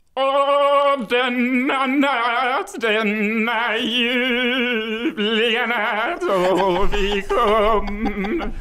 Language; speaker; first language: Swedish; native; Swedish